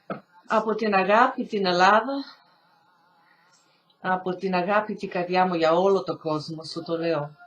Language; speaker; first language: Greek; early bilingual, heritage; Greek